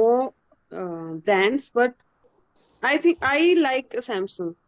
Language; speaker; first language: English; non-native, learner; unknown